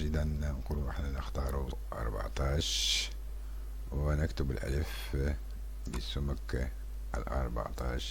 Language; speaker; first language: Arabic; native; Arabic